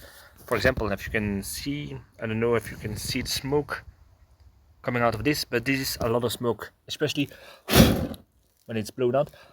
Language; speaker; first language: English; non-native, fluent; Dutch